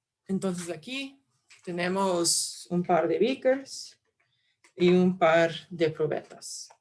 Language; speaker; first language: Spanish; non-native, fluent; English